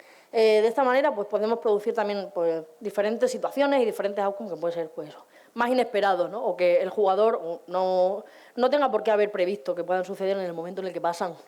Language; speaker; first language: Spanish; native; Spanish